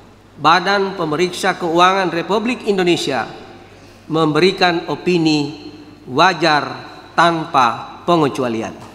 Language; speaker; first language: Indonesian; native; Indonesian